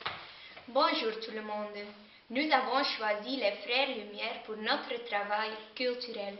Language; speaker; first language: French; non-native, learner; Dutch